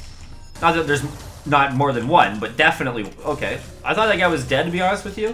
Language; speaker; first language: English; native; English